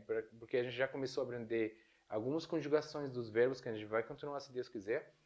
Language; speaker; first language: Portuguese; non-native, fluent; Arabic